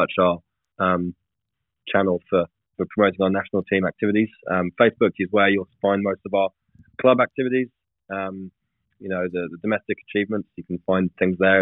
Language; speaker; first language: English; native; English